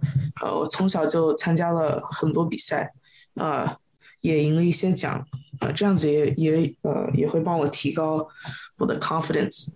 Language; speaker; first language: Chinese; early bilingual, heritage; Chinese